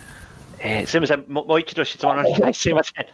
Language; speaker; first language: Japanese; non-native, learner; English